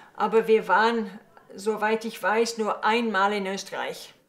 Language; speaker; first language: German; early bilingual, heritage; English